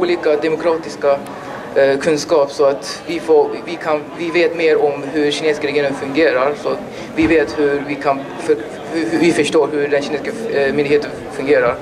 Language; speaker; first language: Swedish; non-native, learner; Uyghur